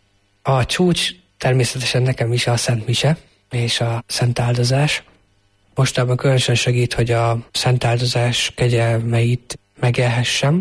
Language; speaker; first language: Hungarian; native; Hungarian